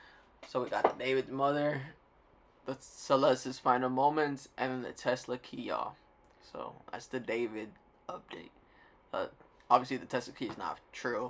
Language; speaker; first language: English; native; English